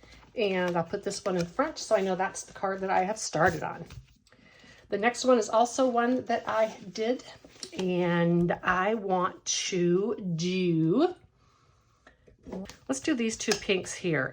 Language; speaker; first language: English; native; English